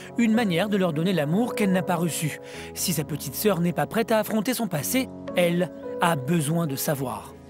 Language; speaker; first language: French; native; French